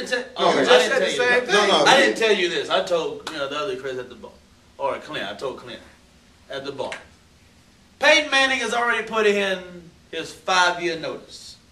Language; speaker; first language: English; native; English